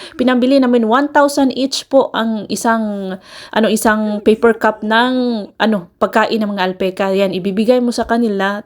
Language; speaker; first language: Filipino; non-native, local second language; Cebuano